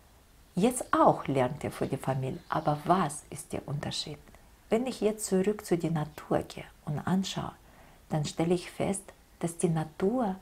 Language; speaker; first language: German; non-native, fluent; Russian